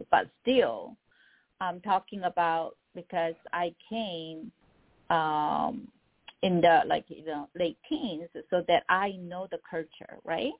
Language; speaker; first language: English; non-native, fluent; Korean